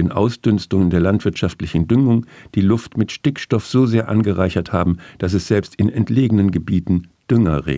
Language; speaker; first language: German; native; German